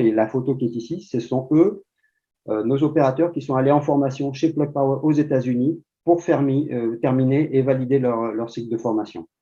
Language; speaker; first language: French; native; French